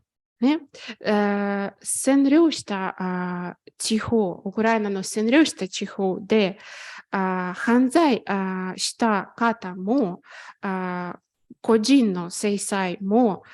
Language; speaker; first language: Japanese; non-native, fluent; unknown